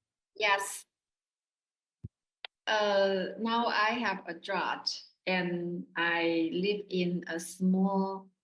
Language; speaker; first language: English; non-native, learner; Chinese